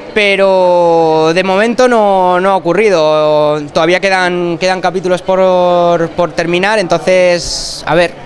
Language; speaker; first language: Spanish; native; Spanish